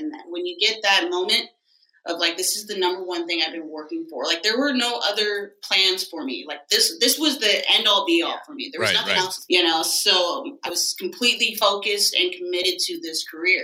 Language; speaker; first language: English; native; English